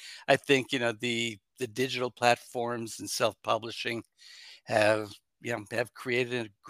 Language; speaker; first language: English; native; English